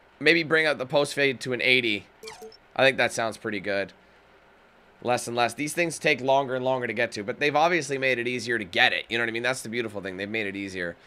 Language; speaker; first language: English; native; English